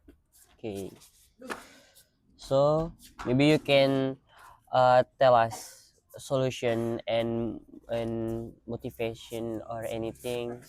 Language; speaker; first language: English; non-native, learner; Indonesian